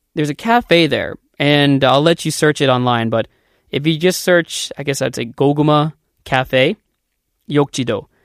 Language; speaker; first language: English; native; English